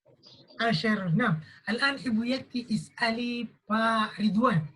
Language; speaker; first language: Indonesian; native; Indonesian